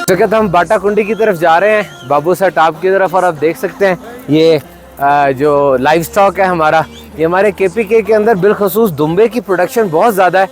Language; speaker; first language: Urdu; native; Urdu